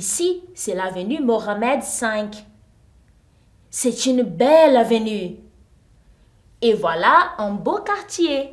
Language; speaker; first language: French; non-native, fluent; Portuguese